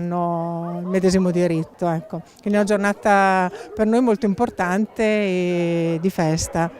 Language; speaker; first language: Italian; native; Italian